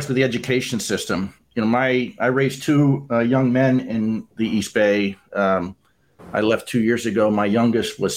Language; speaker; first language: English; native; English